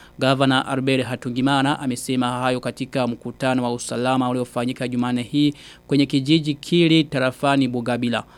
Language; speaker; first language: Swahili; non-native, local second language; Rundi